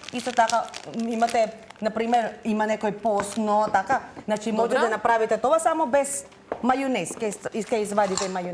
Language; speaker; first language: Macedonian; non-native, learner; Filipino